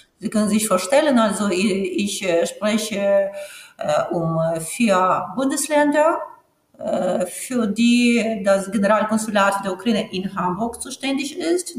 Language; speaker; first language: German; non-native, fluent; Ukrainian